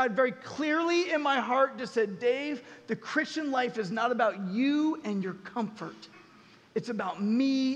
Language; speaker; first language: English; native; English